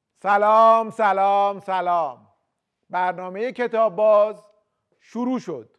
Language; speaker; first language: Persian; native; Persian